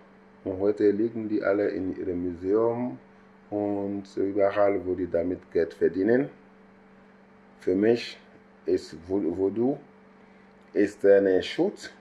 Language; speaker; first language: German; non-native, fluent; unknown